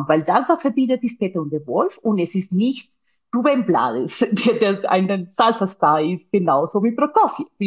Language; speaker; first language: German; non-native, fluent; Spanish